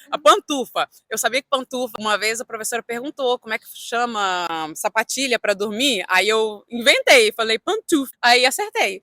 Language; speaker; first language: Portuguese; early bilingual, heritage; Portuguese